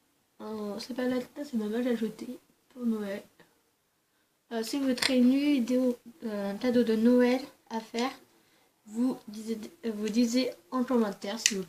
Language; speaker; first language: French; early bilingual, other home language; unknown